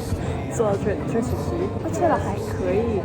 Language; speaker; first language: Chinese; non-native, fluent; Russian